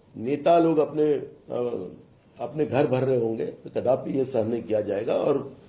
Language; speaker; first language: Hindi; non-native, local second language; Marathi